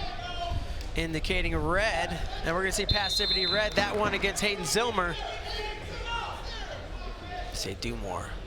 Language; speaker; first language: English; native; English